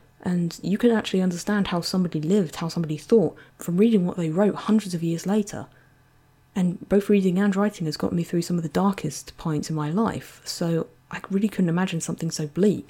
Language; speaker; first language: English; native; English